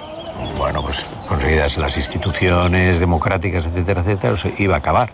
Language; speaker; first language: Spanish; native; Spanish